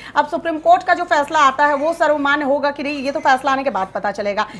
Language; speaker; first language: Hindi; native; Hindi